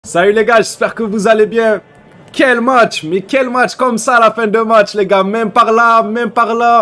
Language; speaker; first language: French; native; French